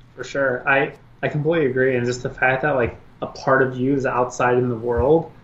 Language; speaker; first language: English; early bilingual, other home language; Albanian